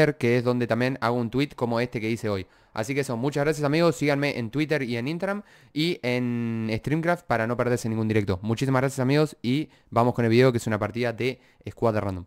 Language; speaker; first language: Spanish; native; Spanish